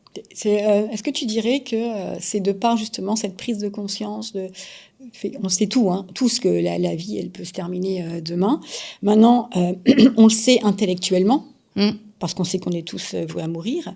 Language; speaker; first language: French; native; French